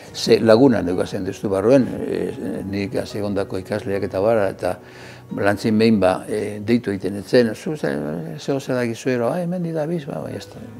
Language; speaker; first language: Basque; native; Basque